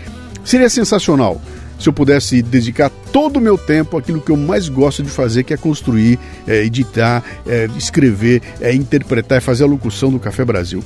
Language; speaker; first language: Portuguese; native; Portuguese